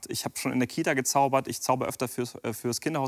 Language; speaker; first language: German; native; German